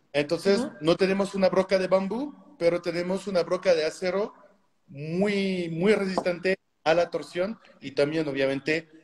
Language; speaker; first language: Spanish; non-native, fluent; French